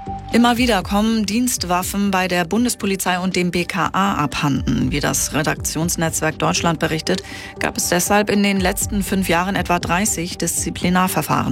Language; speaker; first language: German; native; German